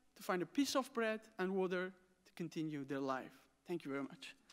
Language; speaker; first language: English; non-native, fluent; Arabic